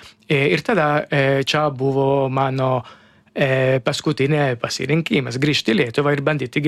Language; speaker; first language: Lithuanian; non-native, learner; Italian